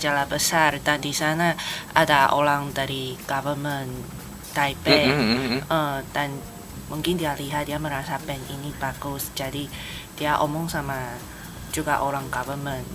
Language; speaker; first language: Indonesian; non-native, learner; Chinese